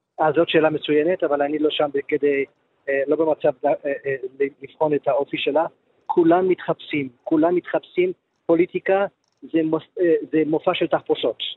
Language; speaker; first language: Hebrew; early bilingual, other home language; Arabic